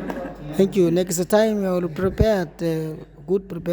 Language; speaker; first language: English; non-native, learner; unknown